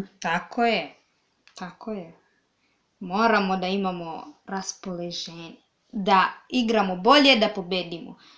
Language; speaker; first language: Serbian; non-native, learner; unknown